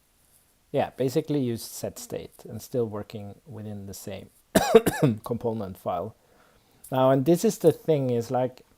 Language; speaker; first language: English; non-native, fluent; Swedish